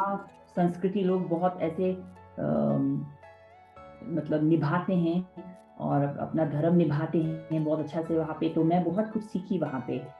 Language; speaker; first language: Hindi; non-native, fluent; English